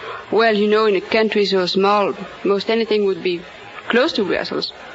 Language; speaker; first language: English; non-native, fluent; French